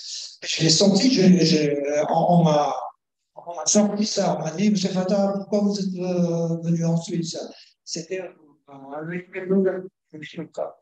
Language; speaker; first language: French; non-native, fluent; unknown